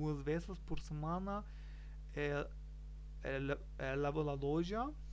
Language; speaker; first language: Spanish; non-native, learner; German